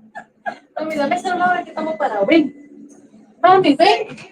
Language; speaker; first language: Spanish; native; Spanish